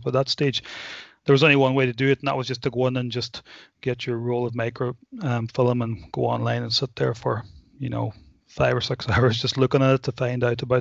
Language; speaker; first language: English; native; English